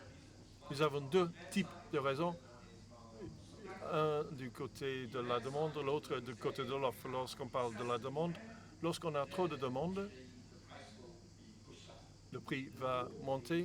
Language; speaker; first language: French; non-native, fluent; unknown